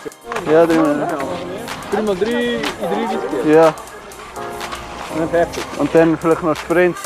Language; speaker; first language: German; native; German